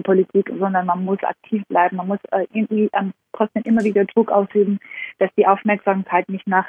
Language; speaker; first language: German; non-native, fluent; Georgian